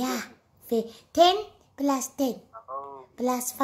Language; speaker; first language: English; non-native, learner; Amharic